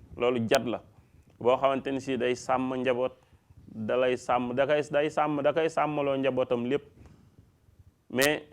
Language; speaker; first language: Wolof; native; Wolof